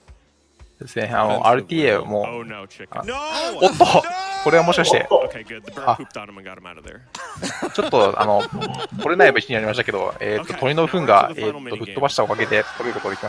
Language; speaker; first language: Japanese; native; Japanese